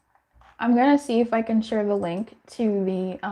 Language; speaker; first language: English; native; English